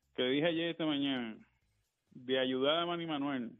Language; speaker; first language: Spanish; native; Spanish